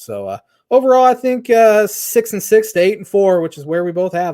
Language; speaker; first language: English; native; English